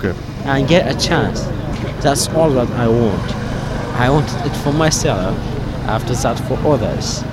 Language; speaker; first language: English; non-native, learner; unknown